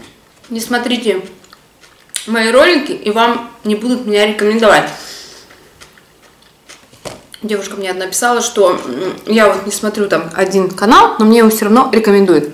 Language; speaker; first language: Russian; native; Russian